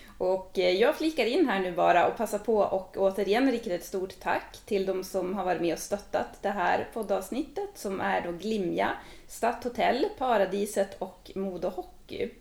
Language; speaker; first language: Swedish; native; Swedish